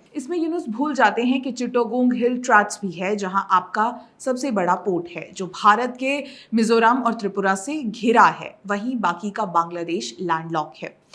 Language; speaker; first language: Hindi; native; Hindi